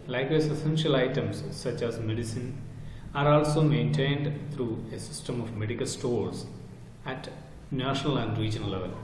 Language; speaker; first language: English; non-native, local second language; Malayalam